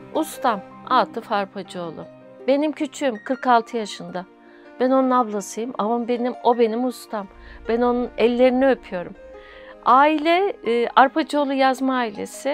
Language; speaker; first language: Turkish; native; Turkish